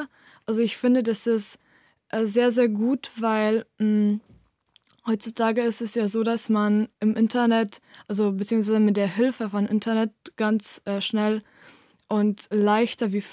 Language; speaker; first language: German; non-native, fluent; Slovenian